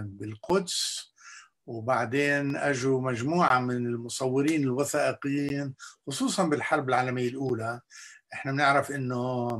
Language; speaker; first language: Arabic; native; Arabic